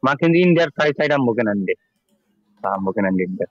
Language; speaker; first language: German; non-native, learner; Bangla